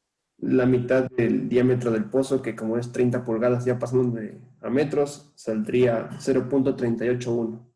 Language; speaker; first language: Spanish; native; Spanish